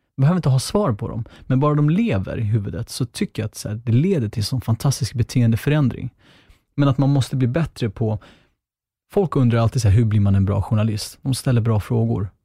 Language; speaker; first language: Swedish; early bilingual, other home language; Kurdish